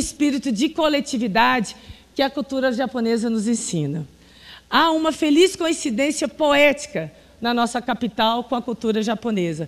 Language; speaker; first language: Portuguese; native; Portuguese